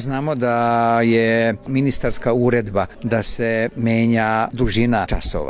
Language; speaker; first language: Serbian; native; Serbian